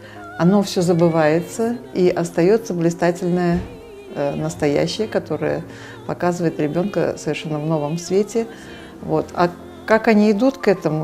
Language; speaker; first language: Russian; native; Russian